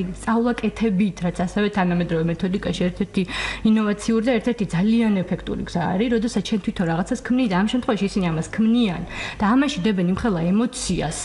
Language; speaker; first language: Georgian; native; Georgian